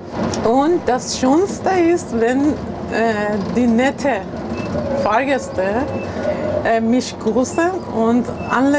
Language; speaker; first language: German; non-native, learner; Persian